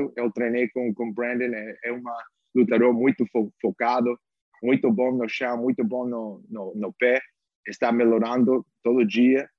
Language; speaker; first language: Portuguese; non-native, learner; English